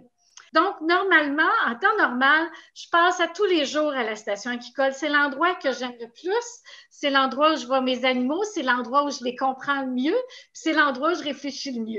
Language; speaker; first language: French; native; French